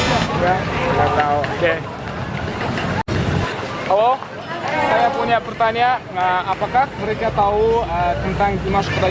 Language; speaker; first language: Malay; non-native, learner; Kazakh